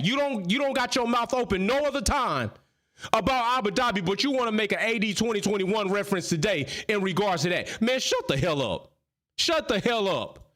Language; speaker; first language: English; native; English